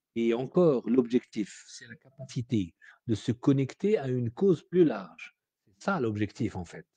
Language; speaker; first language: French; non-native, local second language; Arabic